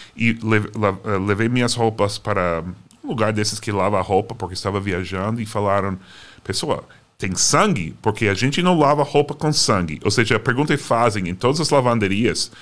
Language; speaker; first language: Portuguese; non-native, fluent; English